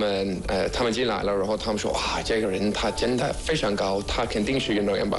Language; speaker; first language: Chinese; non-native, fluent; Danish